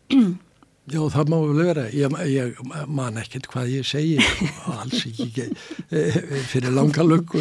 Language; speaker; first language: Icelandic; native; Icelandic